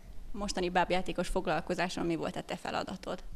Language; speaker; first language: Hungarian; native; Hungarian